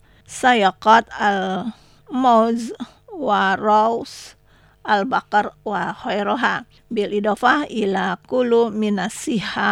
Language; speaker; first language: Arabic; non-native, learner; Indonesian